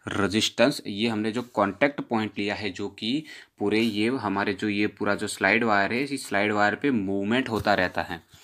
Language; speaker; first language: Hindi; non-native, local second language; Gujarati